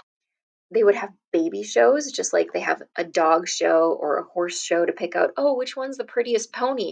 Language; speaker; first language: English; native; English